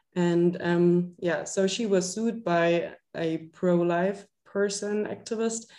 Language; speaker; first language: English; non-native, fluent; German